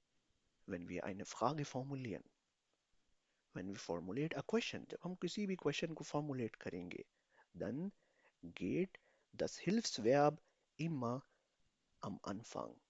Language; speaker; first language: German; non-native, fluent; Urdu